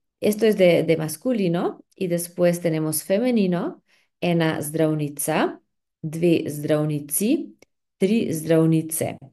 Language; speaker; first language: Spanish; non-native, fluent; Slovenian